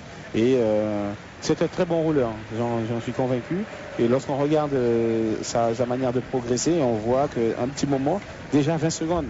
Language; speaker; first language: French; native; French